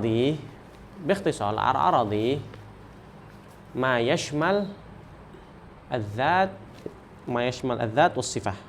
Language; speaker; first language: Arabic; non-native, fluent; Indonesian